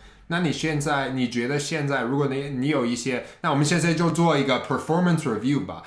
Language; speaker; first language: Chinese; non-native, fluent; English